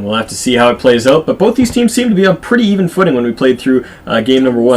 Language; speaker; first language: English; native; English